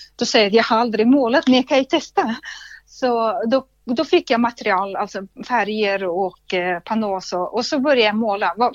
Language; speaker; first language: Swedish; non-native, fluent; Russian